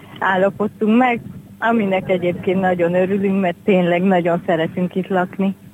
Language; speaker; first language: Hungarian; native; Hungarian